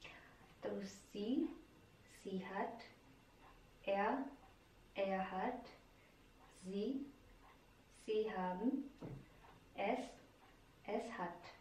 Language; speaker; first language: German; non-native, fluent; Indonesian